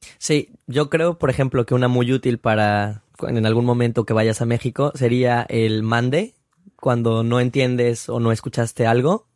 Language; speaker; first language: Spanish; native; Spanish